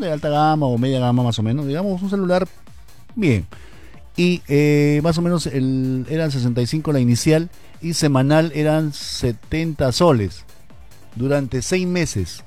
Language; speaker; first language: Spanish; native; Spanish